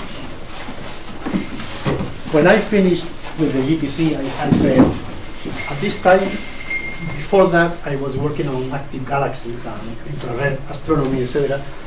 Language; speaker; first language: English; non-native, fluent; Spanish